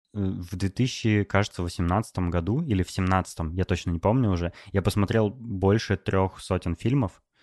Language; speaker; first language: Russian; native; Russian